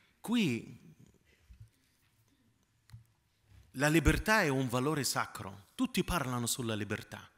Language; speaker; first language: Italian; non-native, fluent; Arabic